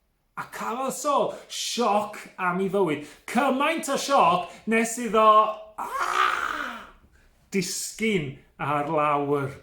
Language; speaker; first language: Welsh; native; Welsh